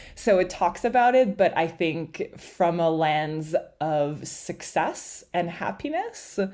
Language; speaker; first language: English; non-native, fluent; French